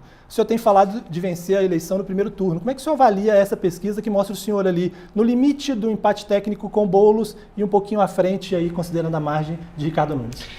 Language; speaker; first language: Portuguese; native; Portuguese